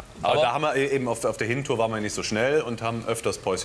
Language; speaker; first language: German; native; German